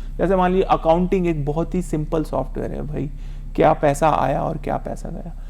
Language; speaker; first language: Hindi; native; Hindi